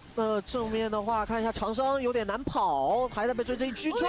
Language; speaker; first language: Chinese; native; Chinese